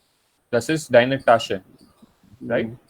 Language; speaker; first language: German; non-native, fluent; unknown